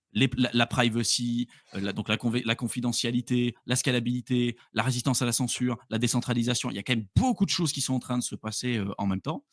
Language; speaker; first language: French; native; French